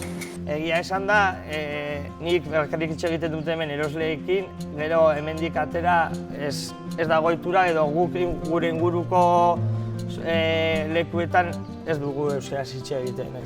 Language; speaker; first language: Basque; non-native, local second language; Spanish